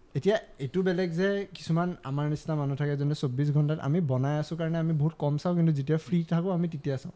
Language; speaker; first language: Assamese; native; Assamese